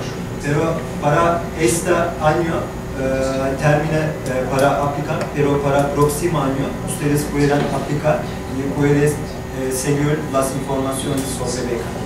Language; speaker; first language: Spanish; non-native, learner; Turkish